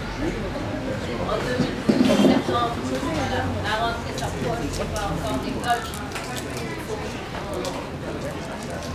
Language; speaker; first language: French; non-native, local second language; Wolof